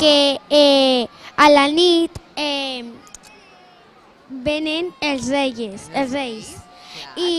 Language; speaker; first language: Catalan; non-native, local second language; Spanish